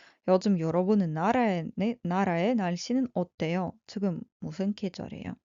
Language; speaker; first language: Korean; non-native, fluent; Russian